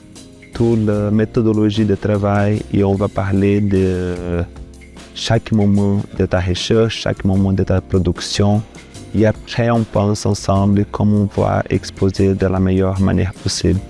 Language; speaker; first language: French; non-native, fluent; Portuguese